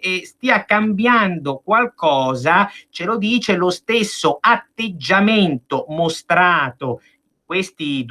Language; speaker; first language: Italian; native; Italian